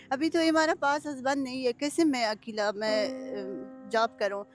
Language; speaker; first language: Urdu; non-native, learner; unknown